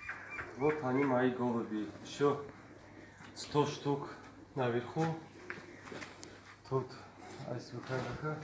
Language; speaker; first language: Russian; non-native, local second language; Tajik